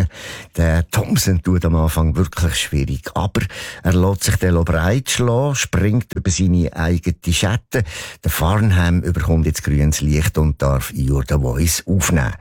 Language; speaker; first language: German; native; German